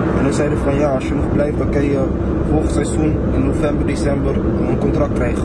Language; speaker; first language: Dutch; early bilingual, other home language; Papiamento